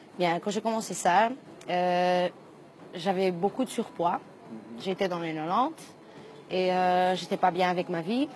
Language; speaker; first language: French; non-native, fluent; Portuguese